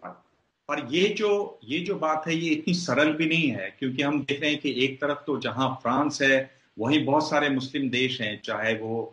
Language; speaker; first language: Hindi; native; Hindi